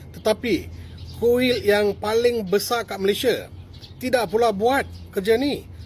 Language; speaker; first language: Malay; non-native, local second language; Tamil